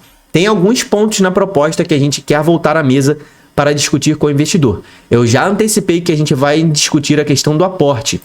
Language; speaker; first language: Portuguese; native; Portuguese